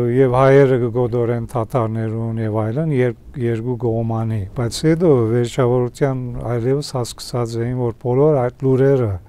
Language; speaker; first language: Armenian; early bilingual, heritage; Armenian